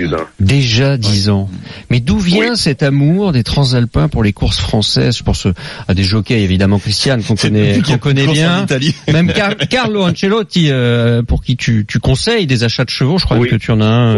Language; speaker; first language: French; native; French